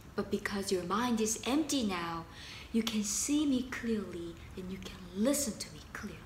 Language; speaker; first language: English; non-native, fluent; Korean